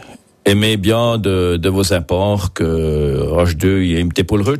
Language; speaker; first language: French; native; French